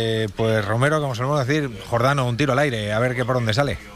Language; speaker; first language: Spanish; native; Spanish